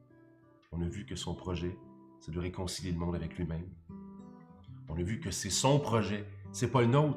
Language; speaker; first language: French; native; French